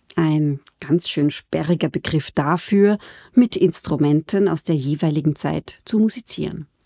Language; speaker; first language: German; native; German